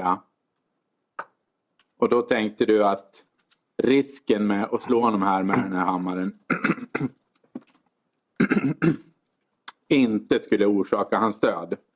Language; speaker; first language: Swedish; native; Swedish